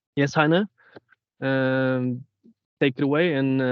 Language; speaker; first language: English; non-native, fluent; Norwegian